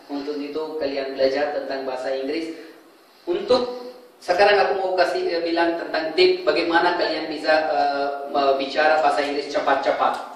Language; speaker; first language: Indonesian; non-native, fluent; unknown